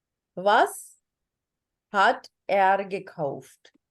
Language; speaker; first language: German; non-native, fluent; Urdu